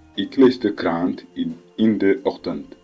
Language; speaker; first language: Dutch; non-native, learner; Tigrinya